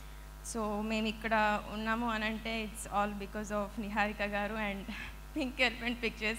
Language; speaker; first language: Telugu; native; Telugu